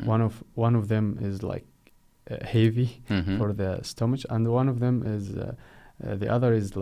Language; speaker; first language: English; non-native, fluent; Arabic